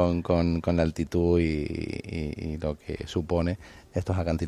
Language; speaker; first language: Spanish; native; Spanish